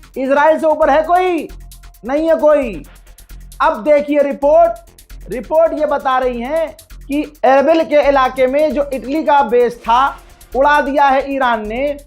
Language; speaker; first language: Hindi; native; Hindi